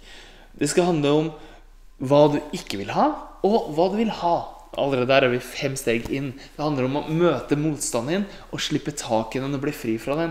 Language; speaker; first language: Norwegian; native; Norwegian